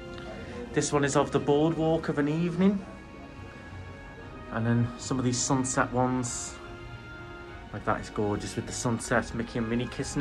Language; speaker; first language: English; native; English